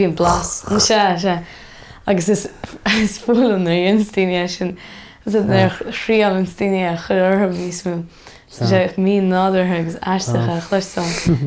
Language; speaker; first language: Irish; native; Irish